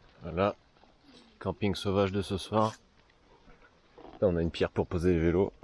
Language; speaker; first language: French; native; French